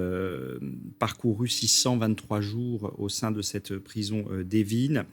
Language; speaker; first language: French; native; French